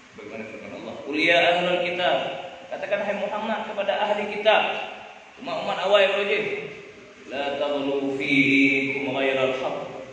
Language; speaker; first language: Malay; non-native, local second language; Achinese